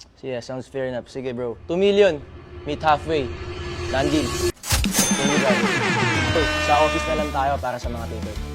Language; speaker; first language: Filipino; native; Filipino